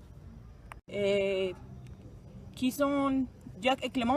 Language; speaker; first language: French; non-native, learner; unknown